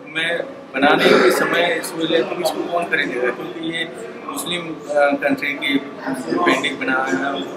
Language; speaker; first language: Hindi; non-native, local second language; Bangla